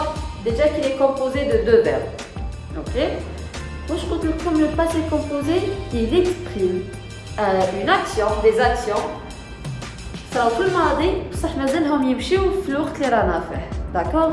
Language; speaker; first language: French; non-native, local second language; Arabic